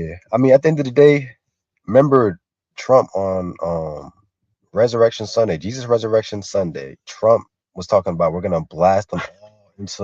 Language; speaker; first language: English; native; English